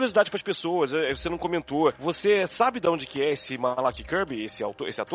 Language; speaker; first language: Portuguese; native; Portuguese